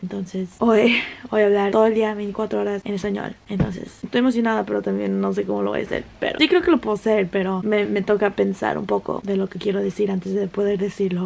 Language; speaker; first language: Spanish; early bilingual, heritage; Spanish